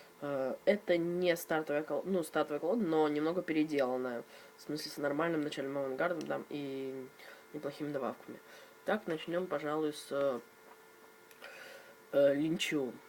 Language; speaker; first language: Russian; native; Russian